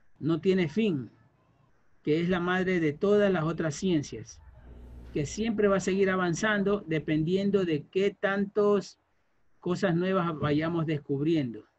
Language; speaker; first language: Spanish; native; Spanish